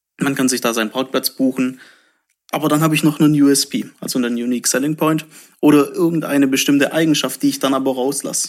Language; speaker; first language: German; native; German